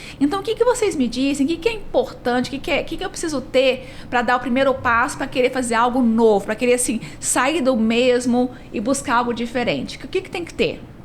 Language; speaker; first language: Portuguese; native; Portuguese